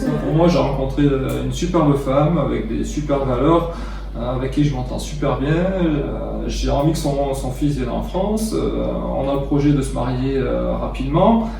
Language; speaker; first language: French; native; French